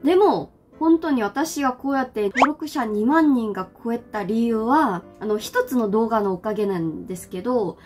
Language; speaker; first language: Japanese; non-native, fluent; Korean